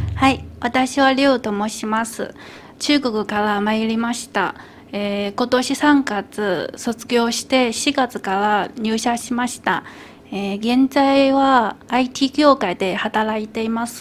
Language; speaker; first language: Japanese; non-native, fluent; Chinese